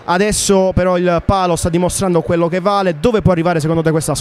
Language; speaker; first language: Italian; native; Italian